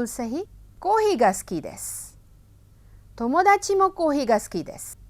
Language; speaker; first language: Japanese; non-native, fluent; Hindi